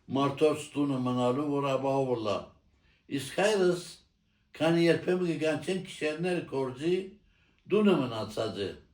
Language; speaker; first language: Armenian; native; Armenian